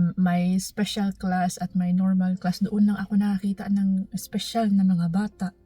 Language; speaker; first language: Filipino; non-native, local second language; Cebuano